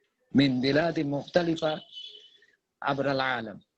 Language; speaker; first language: Arabic; non-native, fluent; Bangla